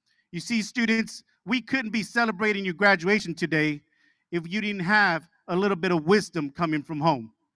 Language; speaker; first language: English; early bilingual, other home language; Spanish